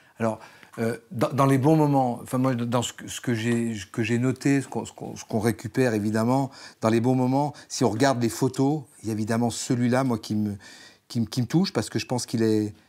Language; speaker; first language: French; native; French